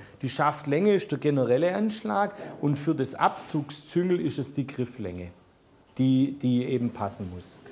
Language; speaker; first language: German; native; German